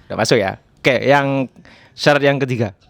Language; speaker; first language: Indonesian; native; Indonesian